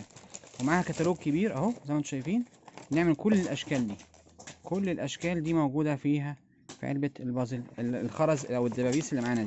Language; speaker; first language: Arabic; native; Arabic